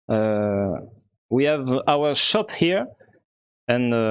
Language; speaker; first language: English; non-native, learner; French